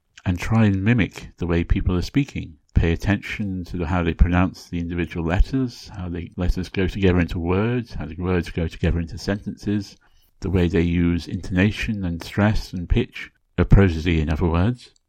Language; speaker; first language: English; native; English